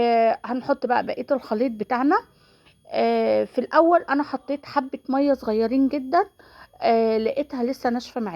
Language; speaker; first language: Arabic; native; Arabic